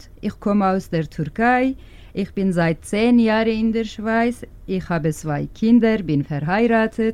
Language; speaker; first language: German; non-native, learner; Turkish